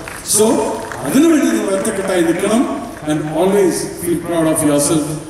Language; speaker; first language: English; non-native, local second language; Malayalam